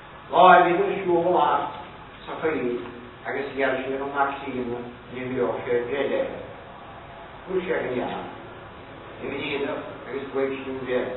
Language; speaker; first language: Irish; native; Irish